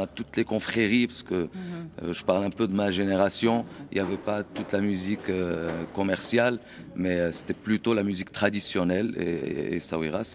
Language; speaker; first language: French; non-native, local second language; Arabic